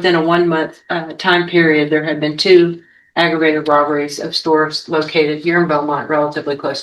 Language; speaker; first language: English; native; English